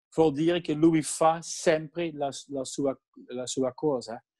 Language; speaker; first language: Italian; non-native, learner; Dutch